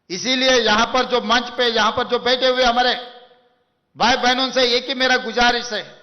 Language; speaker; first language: Hindi; non-native, local second language; Telugu